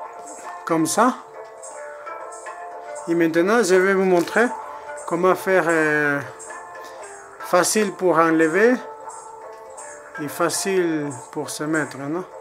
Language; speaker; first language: French; non-native, learner; Spanish